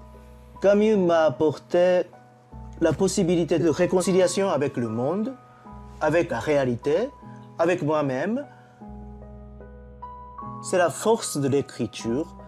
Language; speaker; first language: French; non-native, fluent; Japanese